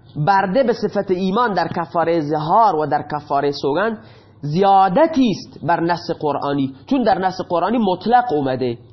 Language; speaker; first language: Persian; non-native, local second language; Baluchi